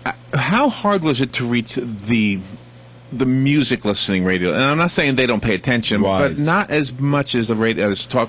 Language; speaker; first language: English; native; English